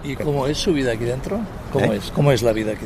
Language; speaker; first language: Spanish; native; Spanish